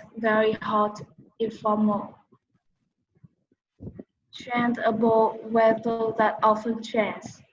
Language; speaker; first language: English; non-native, learner; Vietnamese